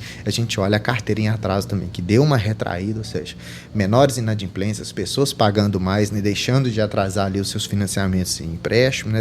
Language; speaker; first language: Portuguese; native; Portuguese